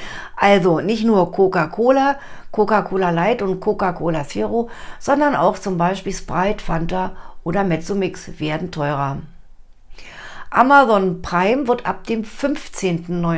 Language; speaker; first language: German; native; German